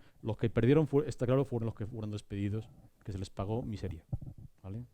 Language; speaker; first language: Spanish; native; Spanish